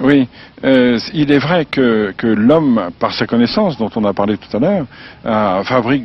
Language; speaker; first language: French; native; French